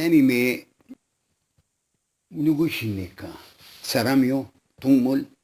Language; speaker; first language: Korean; non-native, local second language; Arabic